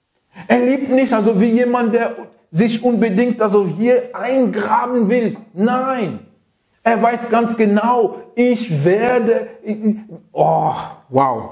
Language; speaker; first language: German; non-native, fluent; French